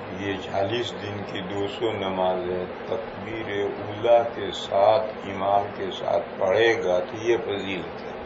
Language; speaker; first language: Urdu; non-native, local second language; Gujarati